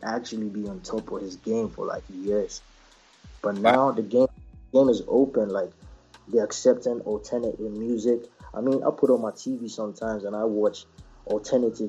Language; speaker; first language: English; non-native, local second language; Akan